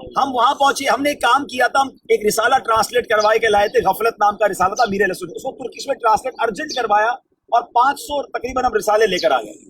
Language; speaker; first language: Urdu; native; Urdu